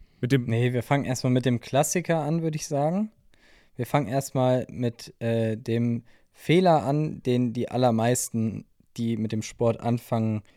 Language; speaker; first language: German; native; German